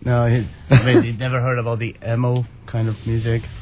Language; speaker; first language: English; non-native, fluent; Portuguese